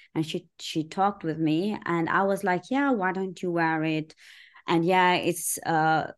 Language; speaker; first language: English; early bilingual, other home language; Persian